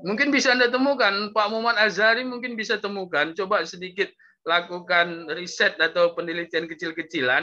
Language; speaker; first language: Indonesian; native; Indonesian